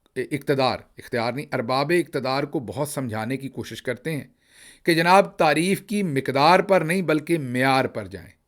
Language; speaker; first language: Urdu; non-native, local second language; Punjabi